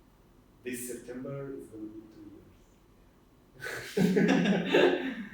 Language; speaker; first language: English; non-native, fluent; Russian